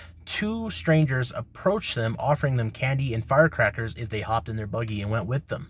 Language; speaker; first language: English; native; English